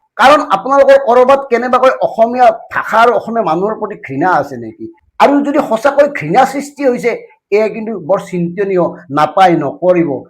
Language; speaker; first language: Assamese; native; Assamese